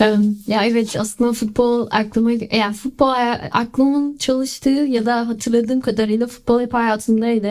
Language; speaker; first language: Turkish; early bilingual, heritage; Turkish